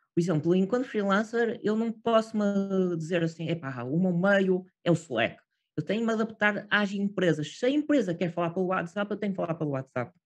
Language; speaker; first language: Portuguese; native; Portuguese